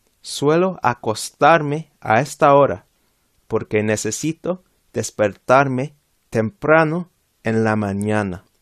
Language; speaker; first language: Spanish; non-native, fluent; English